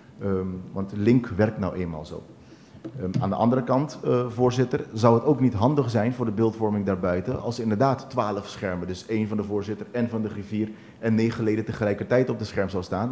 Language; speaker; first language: Dutch; non-native, local second language; Papiamento